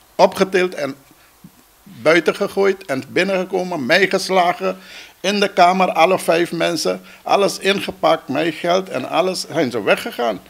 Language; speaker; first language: Dutch; non-native, local second language; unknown